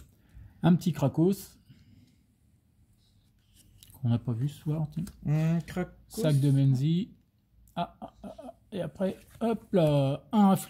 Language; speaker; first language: French; native; French